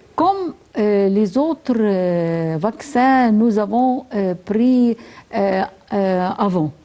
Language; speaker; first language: French; non-native, fluent; Arabic